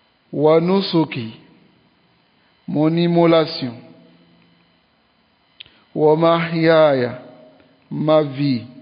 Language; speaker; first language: Arabic; non-native, fluent; French